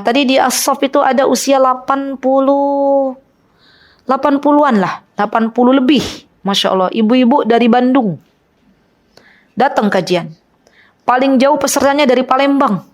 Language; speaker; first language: Indonesian; native; Indonesian